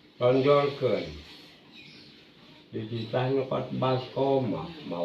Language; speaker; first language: Indonesian; native; Indonesian